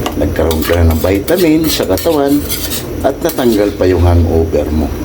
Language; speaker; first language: Filipino; non-native, local second language; Cebuano